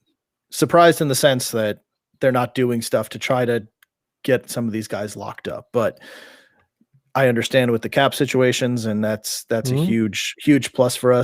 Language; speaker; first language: English; native; English